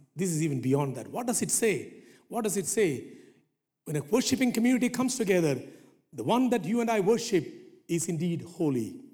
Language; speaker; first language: English; non-native, local second language; Malayalam